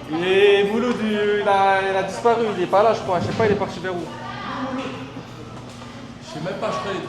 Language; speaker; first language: French; native; French